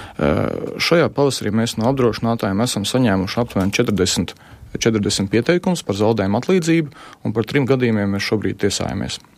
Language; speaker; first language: Latvian; native; Latvian